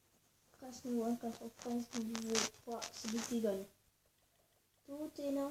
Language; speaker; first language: French; native; French